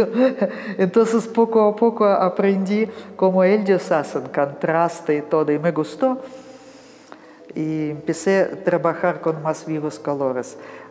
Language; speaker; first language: Spanish; non-native, fluent; Russian